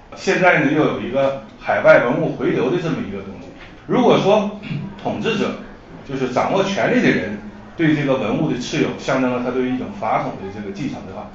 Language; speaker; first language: Chinese; native; Chinese